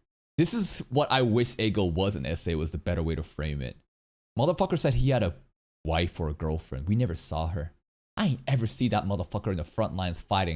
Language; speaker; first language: English; native; English